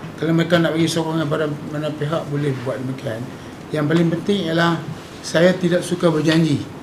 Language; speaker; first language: Malay; native; Malay